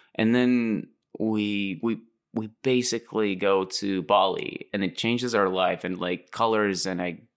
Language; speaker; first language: English; non-native, fluent; Latvian